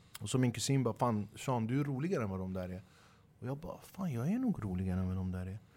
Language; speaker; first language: Swedish; early bilingual, other home language; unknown